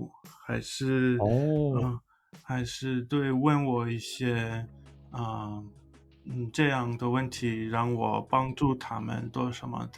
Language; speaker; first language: Chinese; non-native, fluent; English